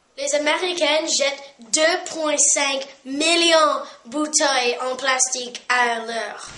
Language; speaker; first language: French; non-native, learner; English